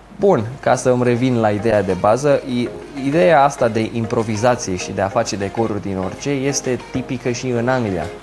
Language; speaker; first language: Romanian; native; Romanian